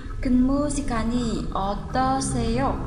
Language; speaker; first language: Korean; non-native, fluent; Vietnamese